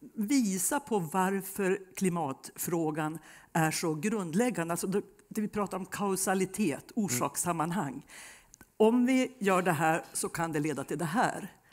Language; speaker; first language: Swedish; native; Swedish